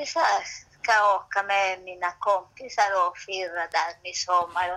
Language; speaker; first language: Swedish; non-native, learner; Spanish